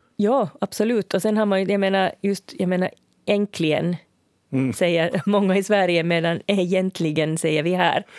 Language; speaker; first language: Swedish; native; Swedish